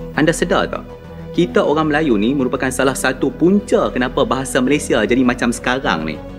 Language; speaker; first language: Malay; native; Malay